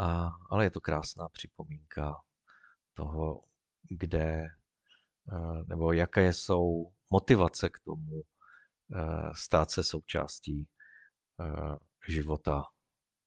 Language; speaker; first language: Czech; native; Czech